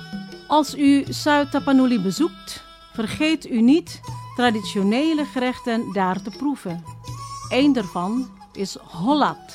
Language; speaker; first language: Dutch; non-native, fluent; Indonesian